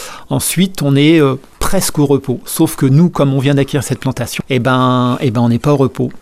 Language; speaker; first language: French; native; French